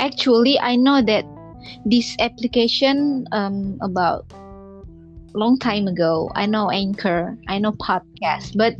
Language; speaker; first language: English; non-native, learner; Indonesian